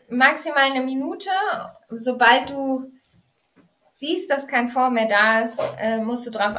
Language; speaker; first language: German; native; German